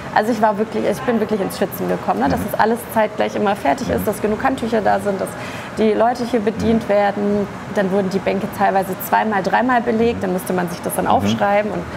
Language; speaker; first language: German; early bilingual, other home language; Polish